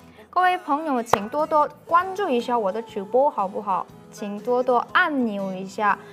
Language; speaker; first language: Chinese; non-native, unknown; Korean